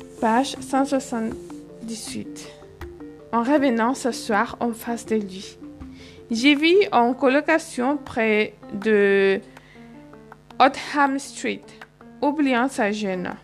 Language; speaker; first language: French; non-native, fluent; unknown